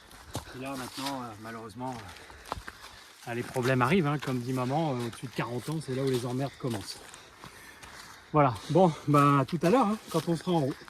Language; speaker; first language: French; native; French